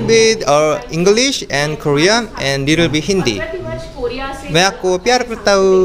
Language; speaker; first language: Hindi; non-native, learner; Korean